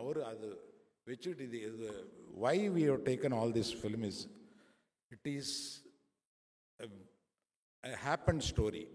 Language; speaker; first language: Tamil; non-native, local second language; Telugu